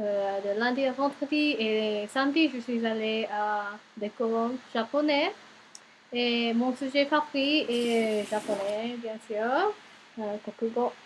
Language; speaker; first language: French; non-native, learner; English